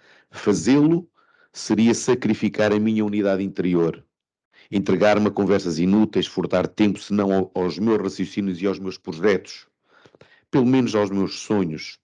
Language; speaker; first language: Portuguese; native; Portuguese